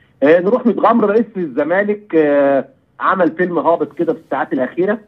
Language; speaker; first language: Arabic; native; Arabic